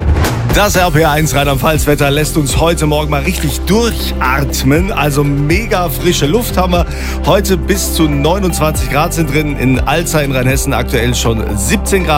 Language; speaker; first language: German; native; German